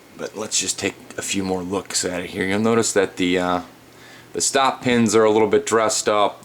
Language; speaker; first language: English; native; English